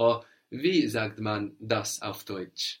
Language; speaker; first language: German; non-native, fluent; English